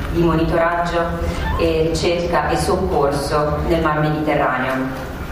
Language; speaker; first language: Italian; native; Italian